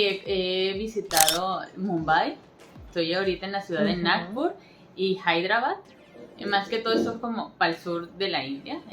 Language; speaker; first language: Spanish; native; Spanish